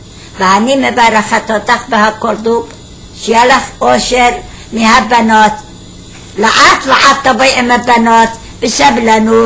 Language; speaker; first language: Hebrew; non-native, fluent; Arabic